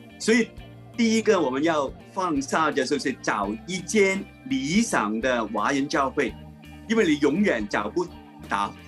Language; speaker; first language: Chinese; non-native, local second language; Cantonese